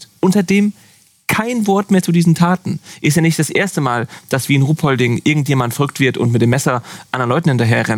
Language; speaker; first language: German; native; German